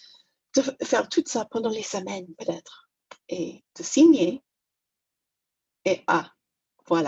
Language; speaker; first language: French; non-native, fluent; English